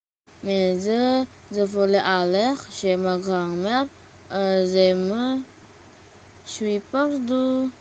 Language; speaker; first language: French; non-native, learner; Indonesian